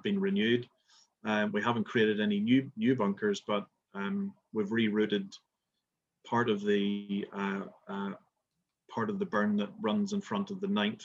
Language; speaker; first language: English; native; English